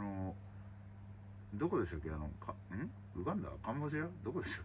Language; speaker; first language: Japanese; native; Japanese